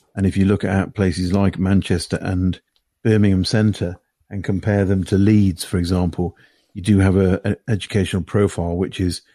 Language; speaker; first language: English; native; English